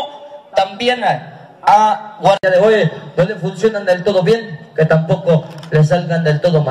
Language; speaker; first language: Spanish; native; Spanish